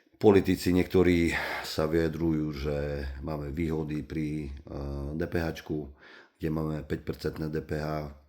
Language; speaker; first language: Slovak; native; Slovak